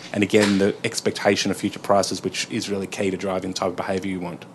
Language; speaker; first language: English; native; English